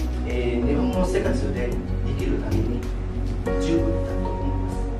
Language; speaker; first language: Japanese; non-native, fluent; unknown